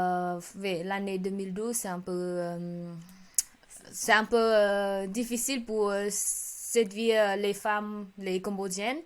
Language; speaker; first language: French; non-native, learner; Khmer